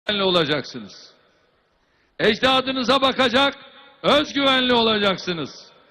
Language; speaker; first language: Turkish; native; Turkish